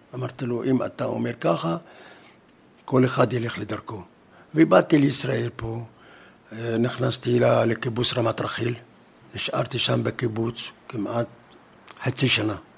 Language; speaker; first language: Hebrew; non-native, fluent; Arabic